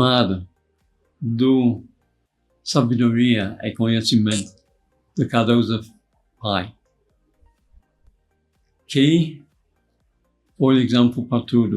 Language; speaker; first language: Portuguese; non-native, fluent; English